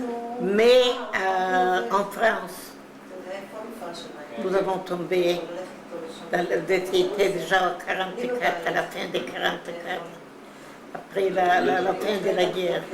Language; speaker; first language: French; non-native, learner; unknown